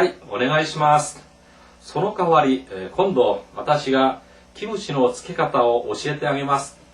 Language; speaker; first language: Japanese; non-native, fluent; Korean